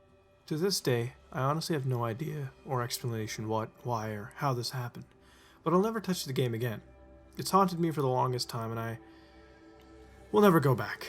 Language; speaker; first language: English; native; English